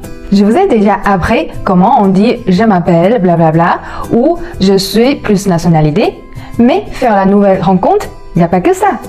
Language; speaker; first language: French; non-native, fluent; Chinese